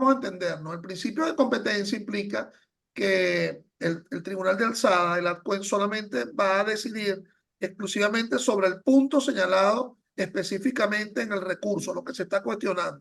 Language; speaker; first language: Spanish; native; Spanish